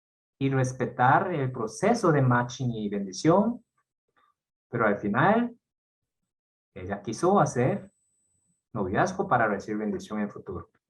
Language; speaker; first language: Spanish; non-native, fluent; Korean